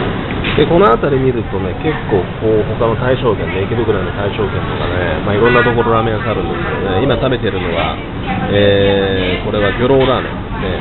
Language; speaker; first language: Japanese; native; Japanese